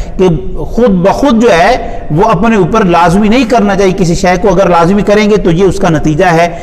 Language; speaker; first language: Urdu; non-native, local second language; Punjabi